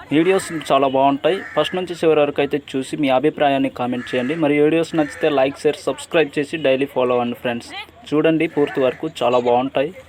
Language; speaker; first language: Telugu; non-native, local second language; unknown